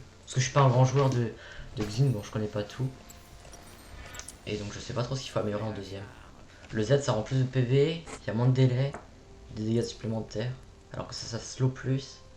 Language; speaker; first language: French; native; French